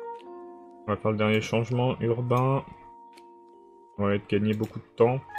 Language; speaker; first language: French; native; French